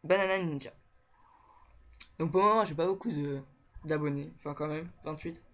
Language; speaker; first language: French; native; French